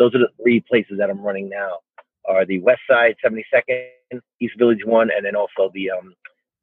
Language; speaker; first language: English; native; English